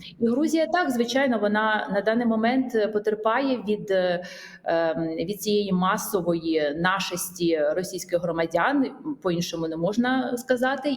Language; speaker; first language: Ukrainian; non-native, fluent; Georgian